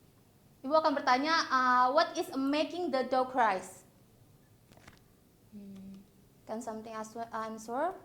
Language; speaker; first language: English; non-native, learner; Indonesian